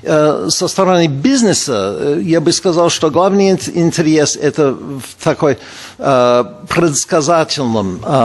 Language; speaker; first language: Russian; non-native, fluent; English